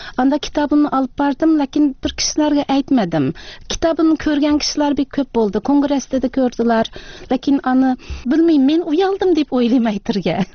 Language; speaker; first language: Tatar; early bilingual, heritage; Tatar